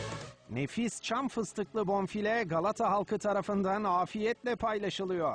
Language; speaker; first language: Turkish; native; Turkish